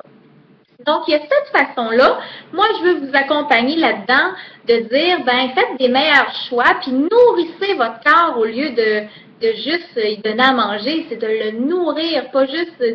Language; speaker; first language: French; native; French